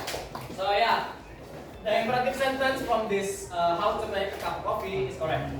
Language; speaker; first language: English; non-native, learner; Indonesian